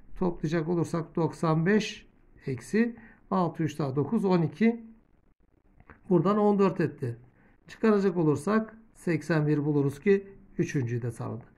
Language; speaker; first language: Turkish; native; Turkish